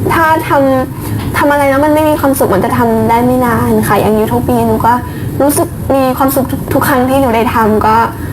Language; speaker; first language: Thai; early bilingual, other home language; German